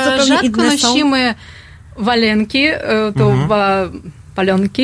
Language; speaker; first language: Polish; non-native, learner; Russian